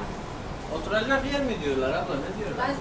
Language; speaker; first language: Turkish; native; Turkish